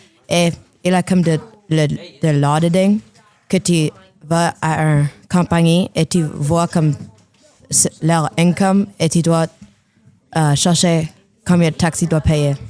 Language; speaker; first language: French; non-native, local second language; English